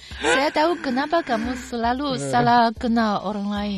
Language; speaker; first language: Indonesian; non-native, fluent; Chinese